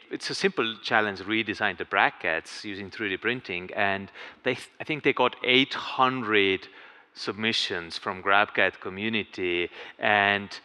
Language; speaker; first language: English; non-native, fluent; Estonian